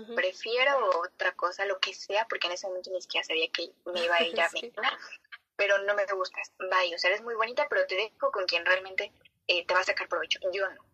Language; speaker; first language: Spanish; native; Spanish